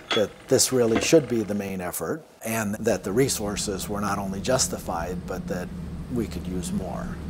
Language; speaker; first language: English; native; English